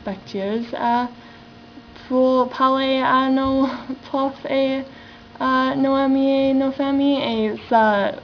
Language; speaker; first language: French; non-native, learner; English